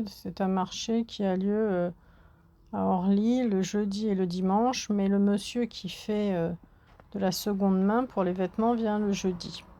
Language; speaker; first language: French; native; French